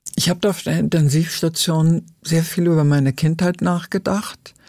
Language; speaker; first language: German; native; German